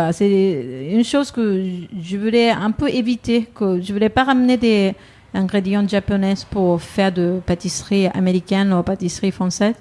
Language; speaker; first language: French; non-native, fluent; Japanese